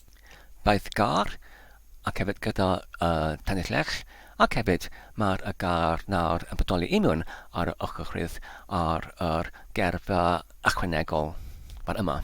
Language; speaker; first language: Welsh; non-native, learner; Polish